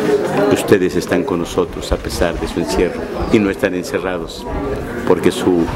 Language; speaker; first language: Spanish; native; Spanish